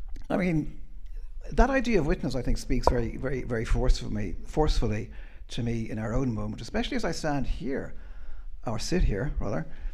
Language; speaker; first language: English; native; English